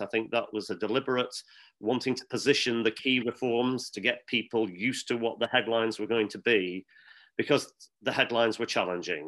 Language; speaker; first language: English; native; English